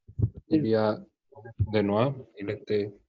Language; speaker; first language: French; non-native, learner; Spanish